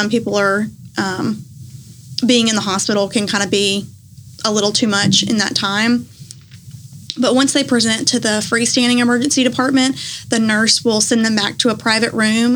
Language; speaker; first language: English; native; English